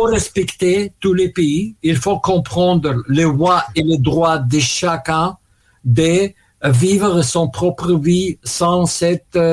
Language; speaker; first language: French; non-native, learner; Russian